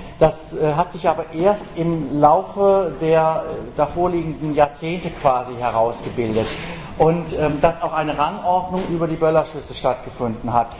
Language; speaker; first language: German; native; German